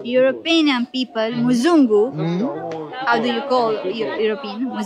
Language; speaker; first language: English; non-native, learner; Romanian